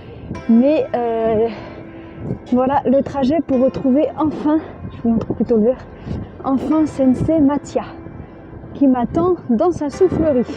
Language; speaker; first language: French; native; French